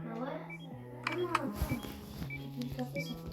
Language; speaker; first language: French; native; French